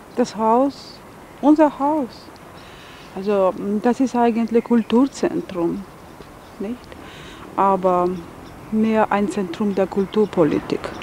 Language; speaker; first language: German; non-native, fluent; Georgian